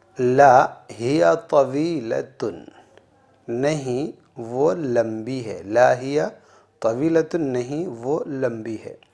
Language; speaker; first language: Urdu; native; Urdu